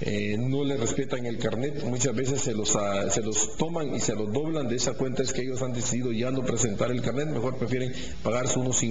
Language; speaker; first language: Spanish; native; Spanish